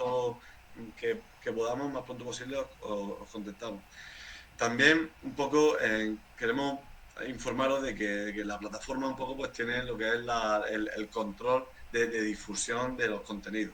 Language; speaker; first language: Spanish; native; Spanish